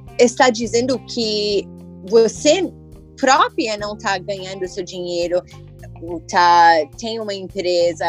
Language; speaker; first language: Portuguese; early bilingual, heritage; English